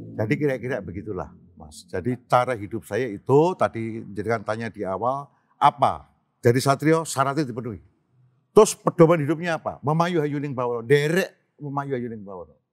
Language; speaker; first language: Indonesian; native; Indonesian